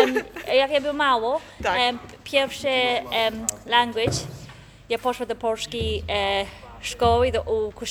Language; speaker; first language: Polish; early bilingual, heritage; English